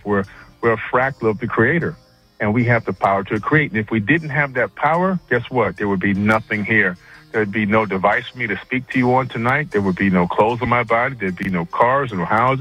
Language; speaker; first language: English; native; English